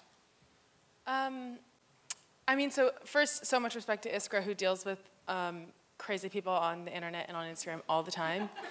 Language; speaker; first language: English; native; English